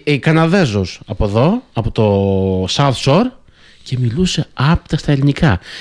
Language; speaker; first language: Greek; early bilingual, heritage; Greek